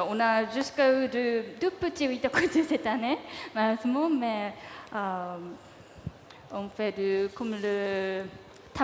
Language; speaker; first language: French; non-native, learner; Japanese